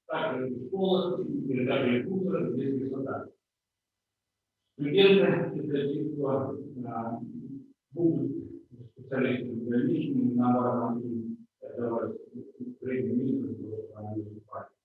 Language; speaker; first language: Russian; native; Russian